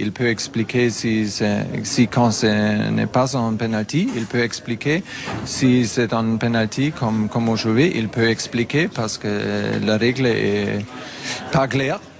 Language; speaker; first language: French; non-native, fluent; German